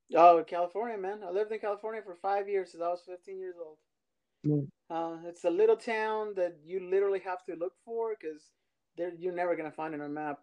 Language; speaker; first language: English; early bilingual, other home language; Spanish